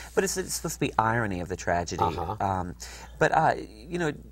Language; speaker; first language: English; native; English